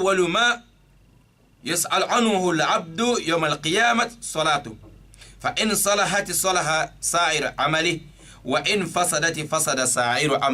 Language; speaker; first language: Arabic; non-native, fluent; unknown